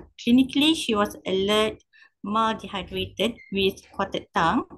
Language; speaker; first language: English; non-native, local second language; Malay